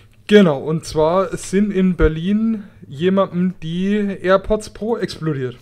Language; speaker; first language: German; native; German